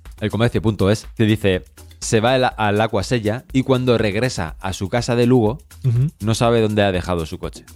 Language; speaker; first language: Spanish; native; Spanish